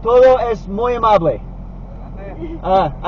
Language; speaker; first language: Spanish; non-native, learner; English